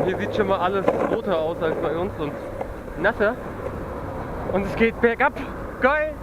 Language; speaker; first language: German; native; German